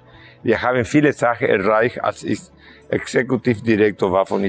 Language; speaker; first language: German; non-native, fluent; Spanish